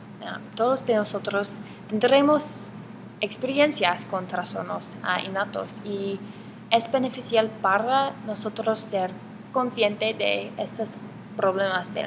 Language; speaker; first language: Spanish; non-native, learner; English